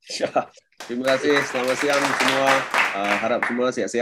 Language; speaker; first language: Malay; non-native, local second language; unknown